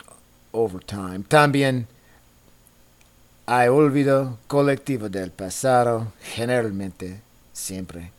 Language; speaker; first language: Spanish; non-native, learner; English